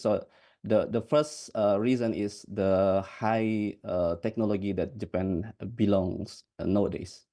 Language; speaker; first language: English; non-native, fluent; Indonesian